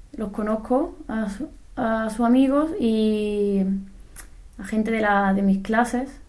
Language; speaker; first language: Spanish; native; Spanish